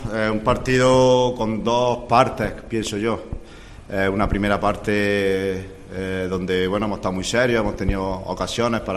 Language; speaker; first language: Spanish; native; Spanish